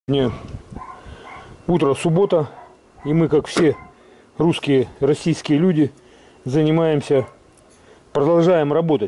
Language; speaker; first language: Russian; native; Russian